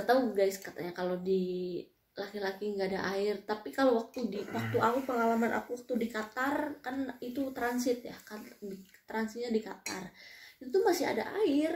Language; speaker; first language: Indonesian; non-native, local second language; Javanese